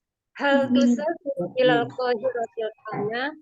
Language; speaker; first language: Arabic; non-native, learner; Indonesian